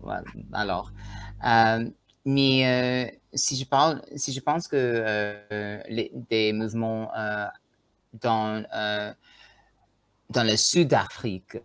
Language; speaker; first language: French; non-native, learner; Tswana